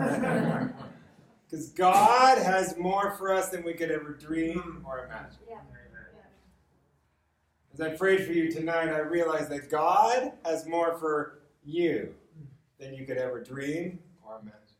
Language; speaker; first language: English; native; English